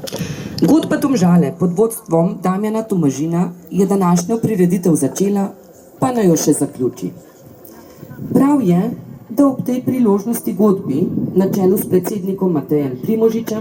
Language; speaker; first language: Slovenian; native; Slovenian